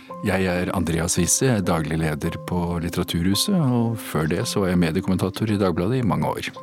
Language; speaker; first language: Norwegian; native; Norwegian